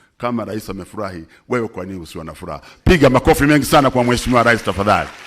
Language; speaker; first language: Swahili; native; Swahili